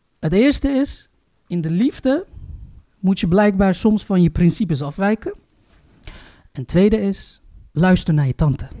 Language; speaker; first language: Dutch; early bilingual, other home language; Turkish